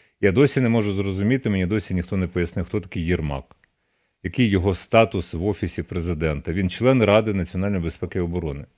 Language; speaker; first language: Ukrainian; native; Ukrainian